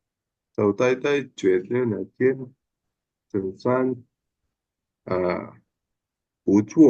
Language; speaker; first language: Chinese; non-native, learner; Indonesian